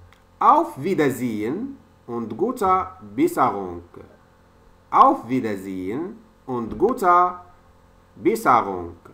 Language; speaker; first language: German; non-native, learner; French